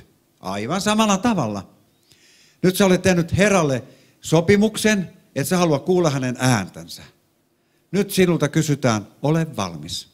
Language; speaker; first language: Finnish; non-native, fluent; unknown